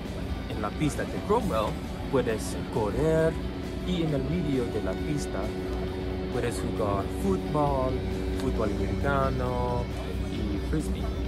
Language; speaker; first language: Spanish; non-native, learner; English